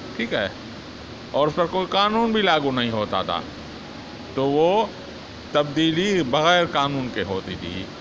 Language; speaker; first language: Urdu; non-native, local second language; Sindhi